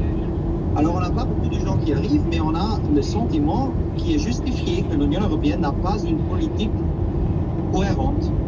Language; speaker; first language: French; non-native, fluent; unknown